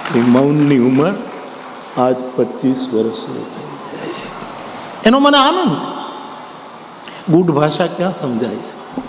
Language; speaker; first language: Gujarati; native; Gujarati